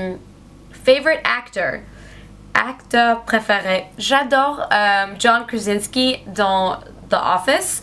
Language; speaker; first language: French; non-native, learner; English